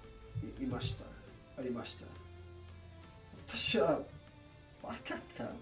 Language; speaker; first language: Japanese; non-native, learner; English